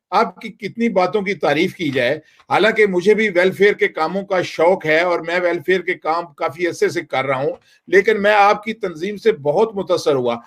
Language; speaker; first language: Urdu; non-native, local second language; Punjabi